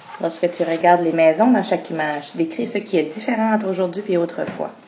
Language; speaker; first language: French; native; French